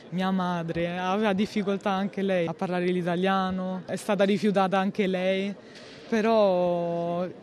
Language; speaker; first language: Italian; early bilingual, other home language; Albanian